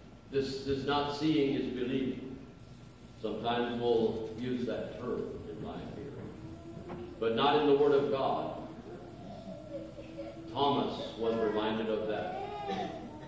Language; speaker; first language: English; native; English